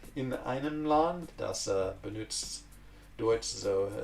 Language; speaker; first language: German; non-native, learner; English